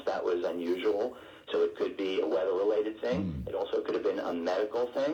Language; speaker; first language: English; native; English